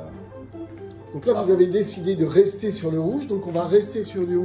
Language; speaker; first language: French; native; French